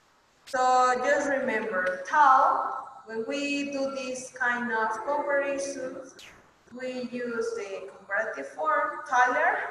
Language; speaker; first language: English; non-native, fluent; Spanish